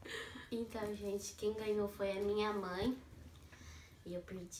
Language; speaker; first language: Portuguese; native; Portuguese